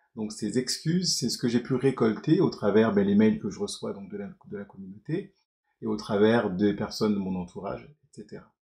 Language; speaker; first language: French; native; French